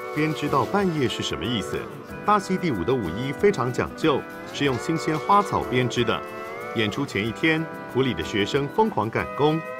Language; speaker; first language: Chinese; native; Chinese